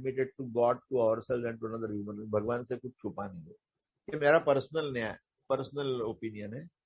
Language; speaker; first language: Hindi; non-native, local second language; Marathi